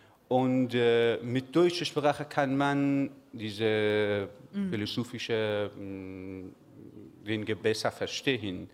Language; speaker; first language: German; non-native, learner; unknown